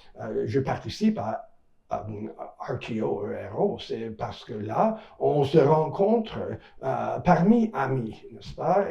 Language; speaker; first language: French; non-native, local second language; English